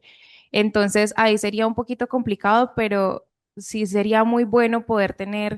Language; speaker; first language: Spanish; native; Spanish